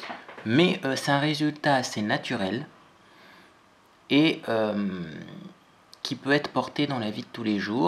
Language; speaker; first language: French; native; French